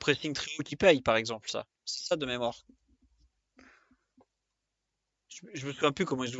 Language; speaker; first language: French; native; French